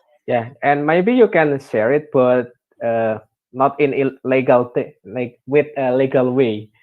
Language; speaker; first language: English; non-native, learner; Indonesian